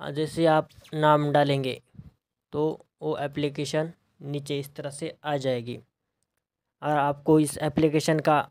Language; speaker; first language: Hindi; non-native, local second language; Marathi